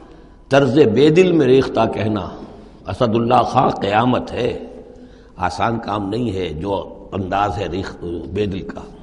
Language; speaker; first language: Urdu; native; Urdu